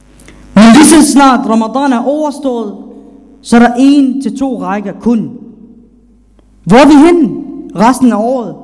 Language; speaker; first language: Danish; non-native, fluent; Arabic